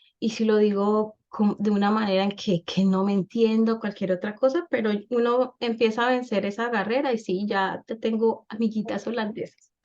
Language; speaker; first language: Spanish; native; Spanish